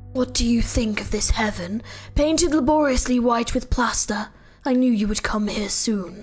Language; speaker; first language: English; native; English